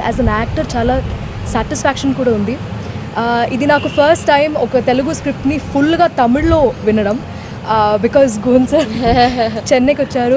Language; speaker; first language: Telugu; non-native, local second language; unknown